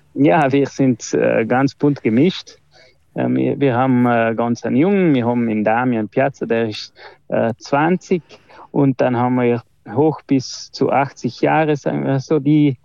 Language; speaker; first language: German; non-native, local second language; Ladin